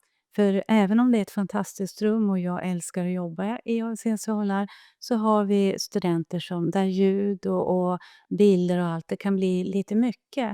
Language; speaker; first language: Swedish; native; Swedish